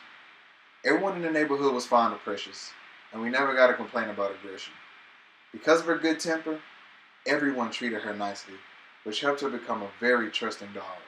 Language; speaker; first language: English; native; English